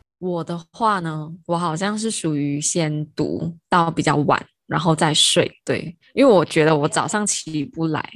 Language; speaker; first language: Chinese; native; Chinese